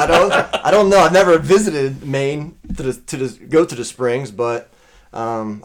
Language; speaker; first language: English; native; English